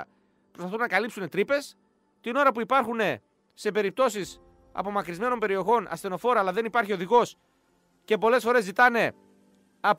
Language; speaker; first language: Greek; native; Greek